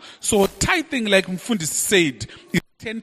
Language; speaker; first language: English; non-native, local second language; Shona